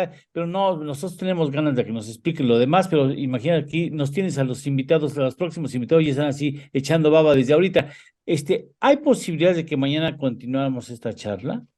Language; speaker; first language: Spanish; native; Spanish